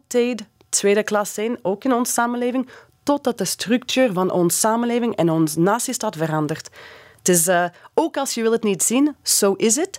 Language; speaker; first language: Dutch; non-native, fluent; English